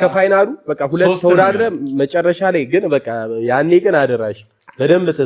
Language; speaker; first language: Amharic; native; Amharic